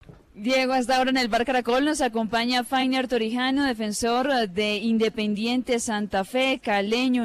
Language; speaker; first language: Spanish; native; Spanish